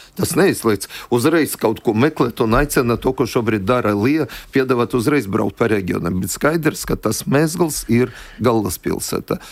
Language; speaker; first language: Latvian; non-native, local second language; Russian